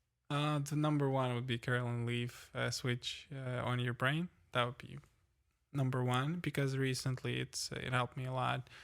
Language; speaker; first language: English; non-native, fluent; Ukrainian